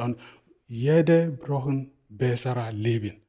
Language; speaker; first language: German; non-native, fluent; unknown